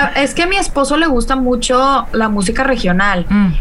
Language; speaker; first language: Spanish; native; Spanish